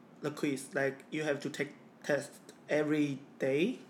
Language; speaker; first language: English; non-native, fluent; Chinese